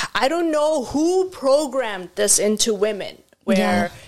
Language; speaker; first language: English; non-native, fluent; Arabic